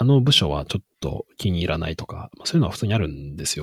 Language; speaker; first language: Japanese; native; Japanese